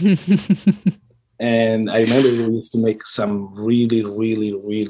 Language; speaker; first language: English; non-native, fluent; Italian